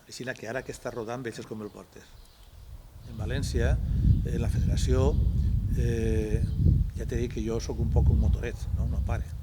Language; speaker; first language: Catalan; non-native, local second language; Spanish